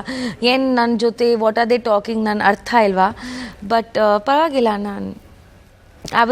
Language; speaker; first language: Kannada; non-native, learner; Punjabi